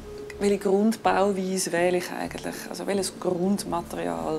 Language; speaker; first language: German; native; German